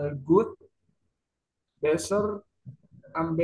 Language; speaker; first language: German; non-native, learner; Indonesian